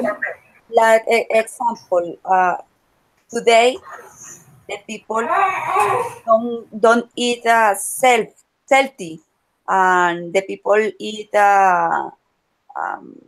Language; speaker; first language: English; non-native, learner; Spanish